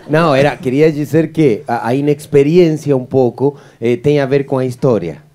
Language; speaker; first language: Portuguese; non-native, fluent; Spanish